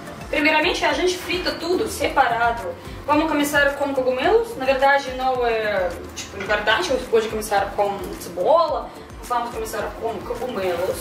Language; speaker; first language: Portuguese; non-native, fluent; Russian